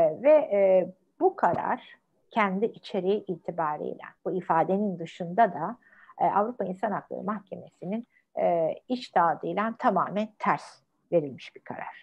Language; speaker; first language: Turkish; native; Turkish